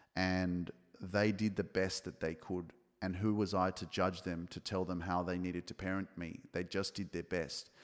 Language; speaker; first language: English; early bilingual, other home language; Polish